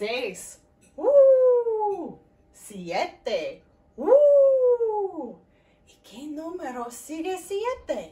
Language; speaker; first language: Spanish; non-native, fluent; English